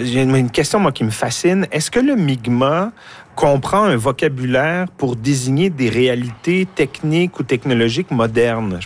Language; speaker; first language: French; native; French